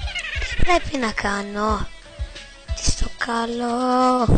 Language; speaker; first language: Greek; native; Greek